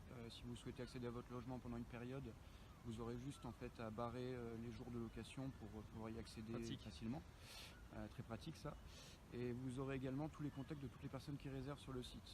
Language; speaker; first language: French; native; French